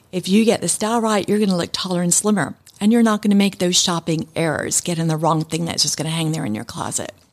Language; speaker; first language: English; native; English